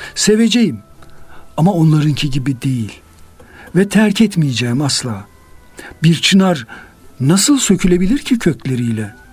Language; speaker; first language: Turkish; native; Turkish